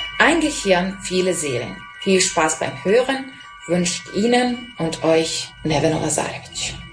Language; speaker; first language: German; non-native, fluent; Serbian